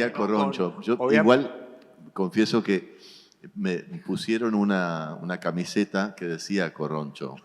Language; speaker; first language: Spanish; early bilingual, heritage; Spanish